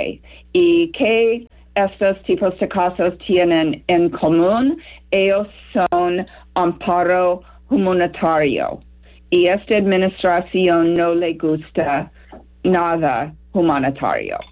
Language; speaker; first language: Spanish; non-native, fluent; English